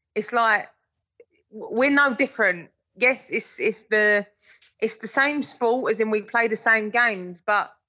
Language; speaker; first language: English; native; English